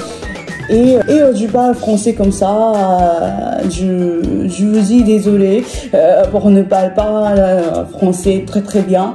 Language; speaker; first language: French; non-native, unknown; Japanese